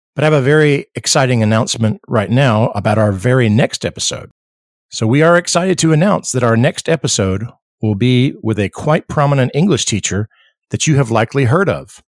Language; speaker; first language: English; early bilingual, other home language; Spanish